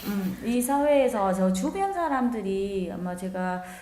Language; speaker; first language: Korean; non-native, learner; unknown